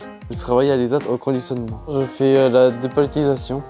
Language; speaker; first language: French; native; French